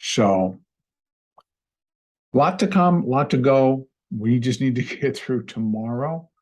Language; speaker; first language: English; native; English